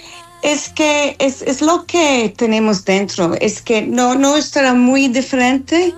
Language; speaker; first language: Spanish; non-native, fluent; English